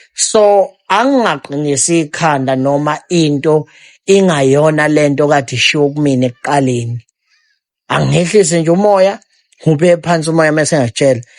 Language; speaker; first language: Zulu; native; Zulu